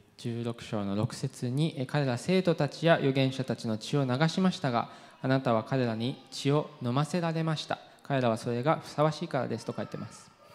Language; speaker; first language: Japanese; non-native, fluent; English